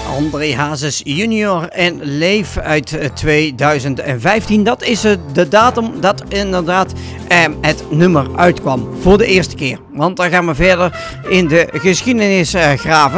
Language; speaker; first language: Dutch; native; Dutch